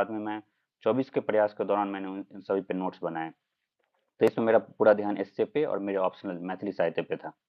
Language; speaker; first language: Hindi; non-native, local second language; Maithili